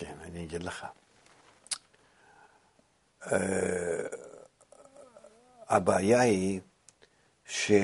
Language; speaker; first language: Hebrew; non-native, fluent; Russian